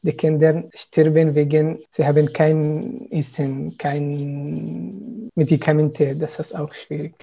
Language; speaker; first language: German; non-native, learner; Arabic